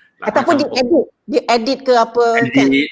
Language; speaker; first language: Malay; native; Malay